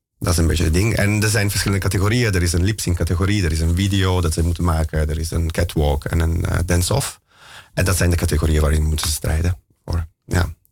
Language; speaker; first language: Dutch; non-native, fluent; Italian